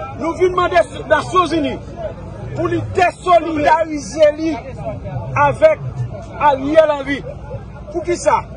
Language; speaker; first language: Haitian Creole; native; Haitian Creole